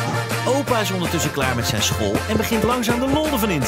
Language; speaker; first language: Dutch; native; Dutch